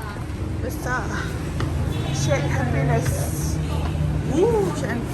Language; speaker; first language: English; non-native, learner; Malay